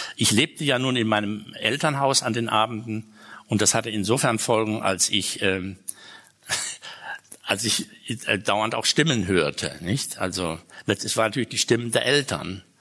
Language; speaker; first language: German; native; German